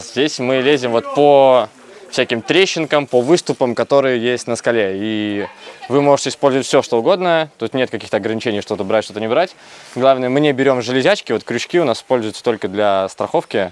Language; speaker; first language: Russian; native; Russian